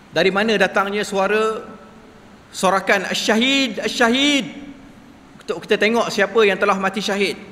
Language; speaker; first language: Malay; native; Malay